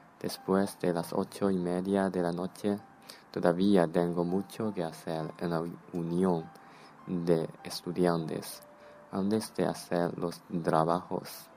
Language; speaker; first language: Spanish; non-native, learner; Chinese